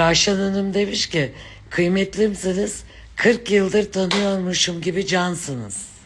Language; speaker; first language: Turkish; native; Turkish